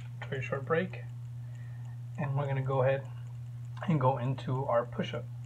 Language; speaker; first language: English; early bilingual, other home language; Spanish